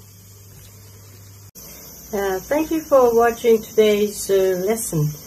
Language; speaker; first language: English; non-native, fluent; Japanese